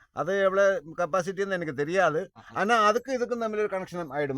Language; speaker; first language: Tamil; non-native, local second language; Malayalam